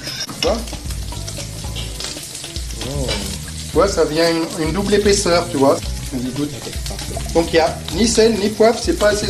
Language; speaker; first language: French; native; French